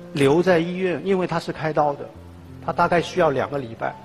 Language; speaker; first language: Chinese; non-native, fluent; Cantonese